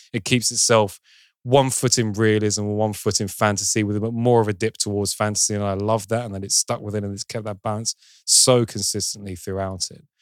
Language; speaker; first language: English; native; English